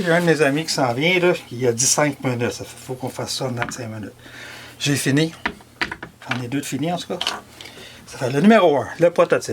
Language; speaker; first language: French; native; French